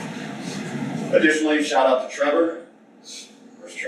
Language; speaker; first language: English; native; English